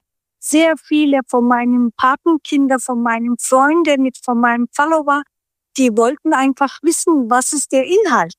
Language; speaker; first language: German; non-native, fluent; Turkish